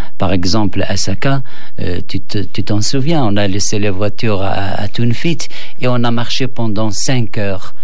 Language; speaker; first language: French; non-native, local second language; Berber languages